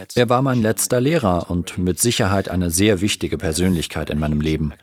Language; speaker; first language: German; non-native, fluent; Spanish